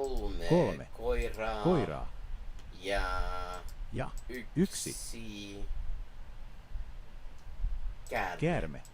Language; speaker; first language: Finnish; non-native, learner; English